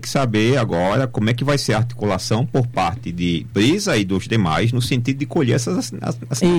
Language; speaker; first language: Portuguese; native; Portuguese